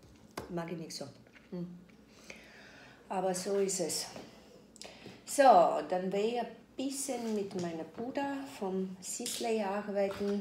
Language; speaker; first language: German; non-native, fluent; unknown